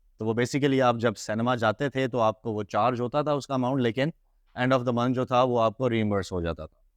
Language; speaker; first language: Urdu; native; Urdu